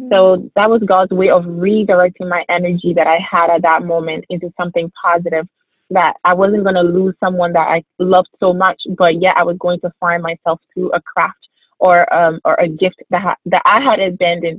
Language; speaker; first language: English; early bilingual, other home language; French